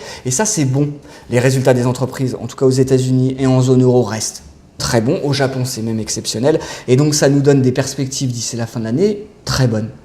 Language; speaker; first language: French; native; French